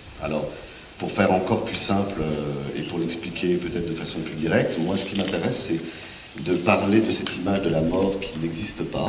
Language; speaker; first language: French; native; French